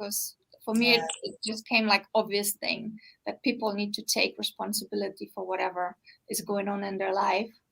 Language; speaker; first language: English; non-native, fluent; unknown